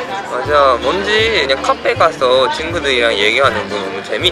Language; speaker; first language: Korean; non-native, learner; Japanese